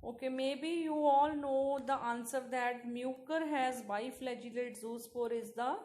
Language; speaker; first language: English; non-native, local second language; Punjabi